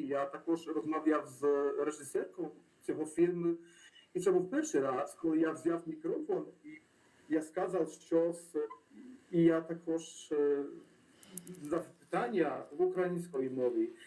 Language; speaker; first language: Ukrainian; non-native, learner; Polish